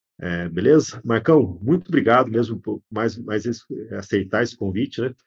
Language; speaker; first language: Portuguese; native; Portuguese